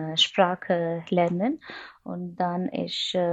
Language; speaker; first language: German; non-native, fluent; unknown